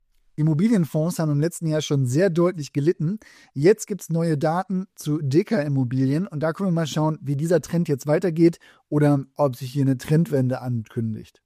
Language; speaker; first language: German; native; German